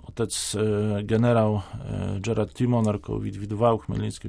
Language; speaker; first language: Ukrainian; non-native, fluent; Polish